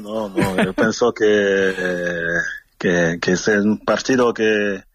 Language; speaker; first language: Spanish; non-native, fluent; French